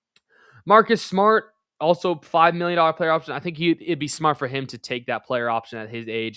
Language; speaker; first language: English; native; English